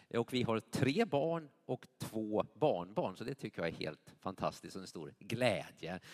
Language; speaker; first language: Swedish; native; Swedish